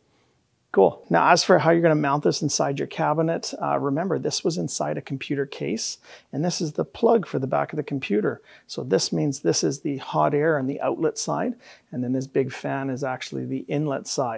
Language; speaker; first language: English; native; English